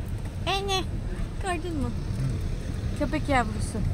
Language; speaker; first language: Turkish; non-native, learner; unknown